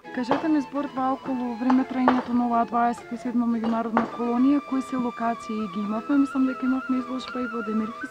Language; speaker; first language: Macedonian; native; Macedonian